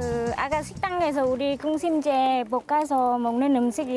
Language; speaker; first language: Korean; non-native, learner; Vietnamese